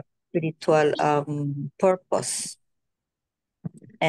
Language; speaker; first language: English; non-native, local second language; Filipino